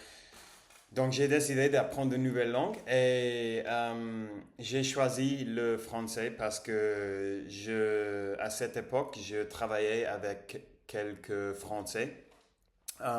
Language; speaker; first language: French; non-native, learner; English